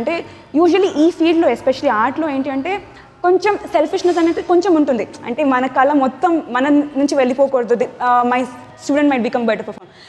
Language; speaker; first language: Telugu; non-native, local second language; Tamil